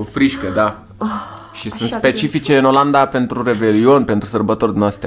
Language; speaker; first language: Romanian; native; Romanian